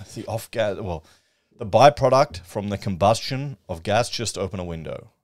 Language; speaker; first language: English; native; English